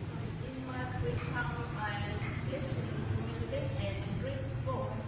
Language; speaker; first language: English; non-native, learner; Vietnamese